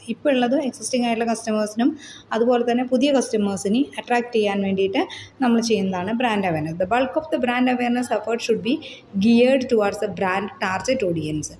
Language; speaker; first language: Malayalam; native; Malayalam